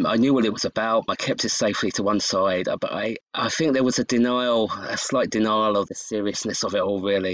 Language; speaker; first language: English; native; English